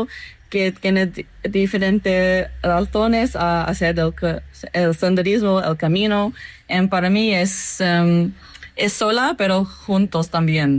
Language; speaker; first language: Spanish; non-native, learner; English